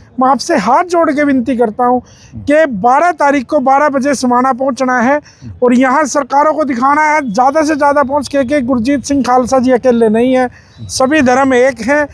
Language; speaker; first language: Hindi; non-native, local second language; Punjabi